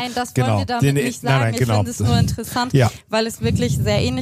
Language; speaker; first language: German; native; German